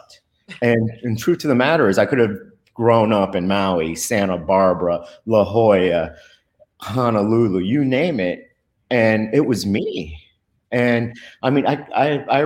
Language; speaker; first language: English; early bilingual, other home language; Spanish